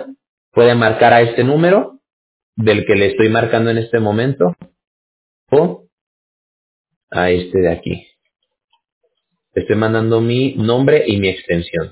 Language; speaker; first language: Spanish; native; Spanish